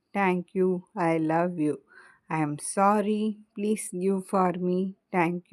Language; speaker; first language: English; non-native, learner; Tamil